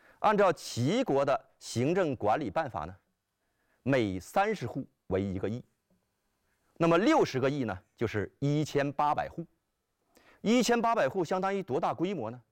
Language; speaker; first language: Chinese; native; Chinese